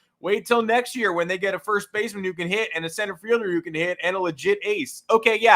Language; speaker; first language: English; native; English